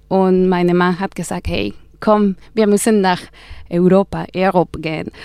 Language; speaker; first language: German; non-native, learner; Spanish